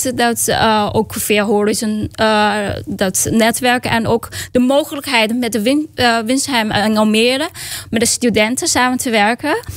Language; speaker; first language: Dutch; non-native, learner; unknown